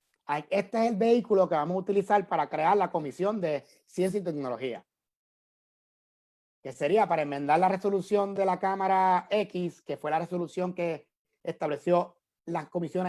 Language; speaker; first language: Spanish; native; Spanish